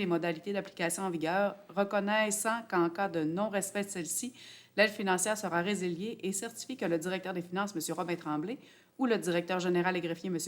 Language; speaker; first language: French; native; French